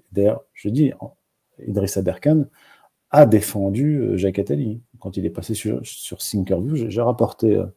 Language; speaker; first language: French; non-native, local second language; Arabic